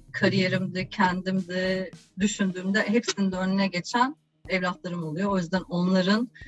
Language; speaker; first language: Turkish; native; Turkish